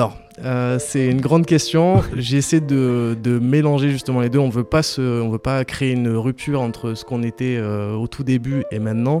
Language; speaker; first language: French; native; French